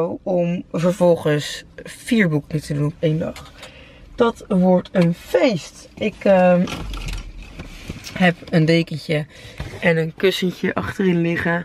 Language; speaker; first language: Dutch; native; Dutch